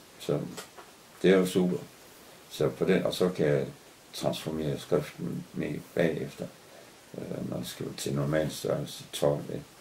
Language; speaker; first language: Danish; native; Danish